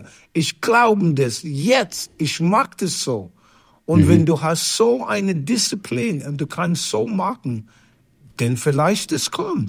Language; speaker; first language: German; non-native, learner; English